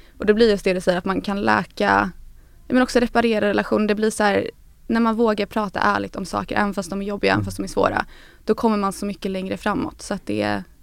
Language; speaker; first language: Swedish; native; Swedish